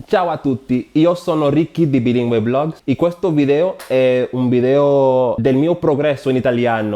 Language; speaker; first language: Italian; non-native, learner; Spanish